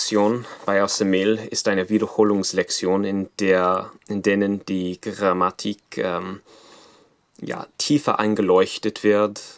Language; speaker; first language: German; non-native, fluent; English